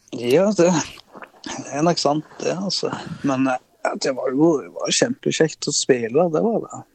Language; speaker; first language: Norwegian; native; Norwegian